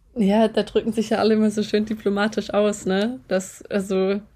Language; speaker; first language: German; native; German